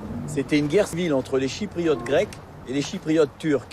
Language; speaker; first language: French; native; French